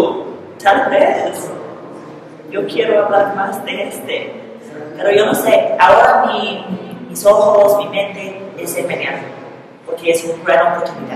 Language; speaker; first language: Spanish; non-native, learner; English